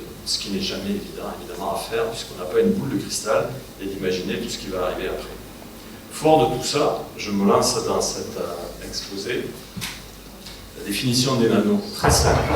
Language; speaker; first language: French; native; French